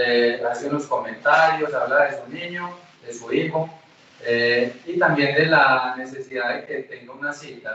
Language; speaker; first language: Spanish; native; Spanish